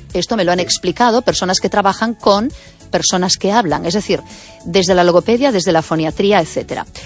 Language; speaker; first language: Spanish; native; Spanish